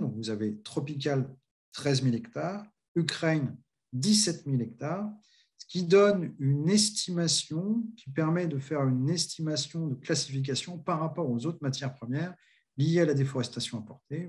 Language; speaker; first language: French; native; French